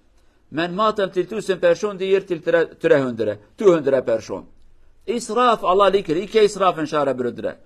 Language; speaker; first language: Norwegian; non-native, learner; Kurdish